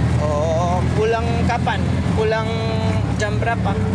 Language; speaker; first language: Indonesian; non-native, learner; Cebuano